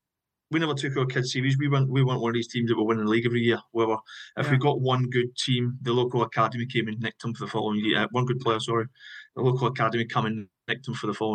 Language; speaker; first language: English; native; English